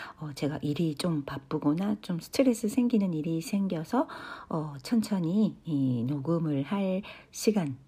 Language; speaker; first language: Korean; non-native, fluent; Japanese